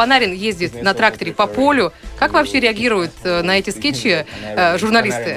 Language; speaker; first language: Russian; native; Russian